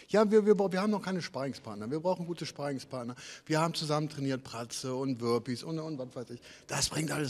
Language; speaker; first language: German; native; German